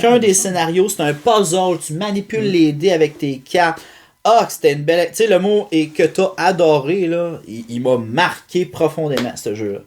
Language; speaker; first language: French; native; French